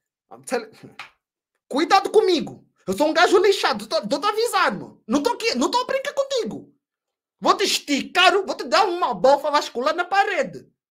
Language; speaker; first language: Portuguese; early bilingual, heritage; Portuguese